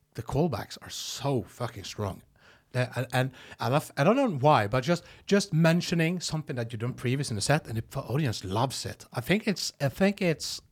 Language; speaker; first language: English; non-native, fluent; Norwegian